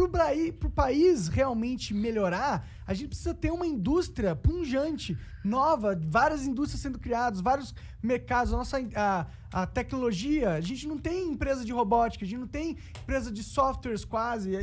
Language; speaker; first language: Portuguese; native; Portuguese